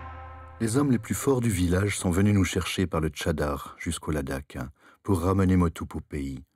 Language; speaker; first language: French; native; French